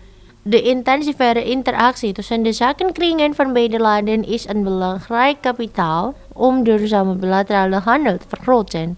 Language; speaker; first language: Dutch; non-native, fluent; Indonesian